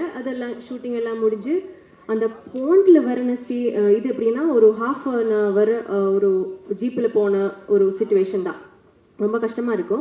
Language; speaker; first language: Tamil; non-native, learner; Malayalam